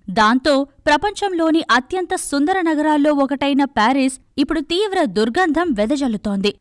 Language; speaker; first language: Telugu; native; Telugu